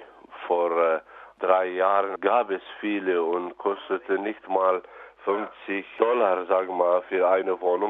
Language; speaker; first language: German; non-native, fluent; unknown